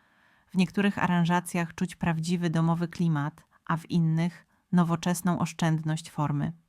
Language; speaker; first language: Polish; native; Polish